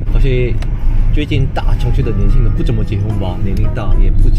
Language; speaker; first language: Chinese; non-native, fluent; Korean